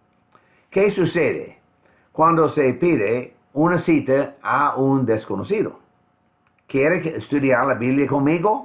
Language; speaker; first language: Spanish; non-native, fluent; English